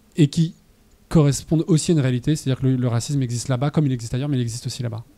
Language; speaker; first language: French; native; French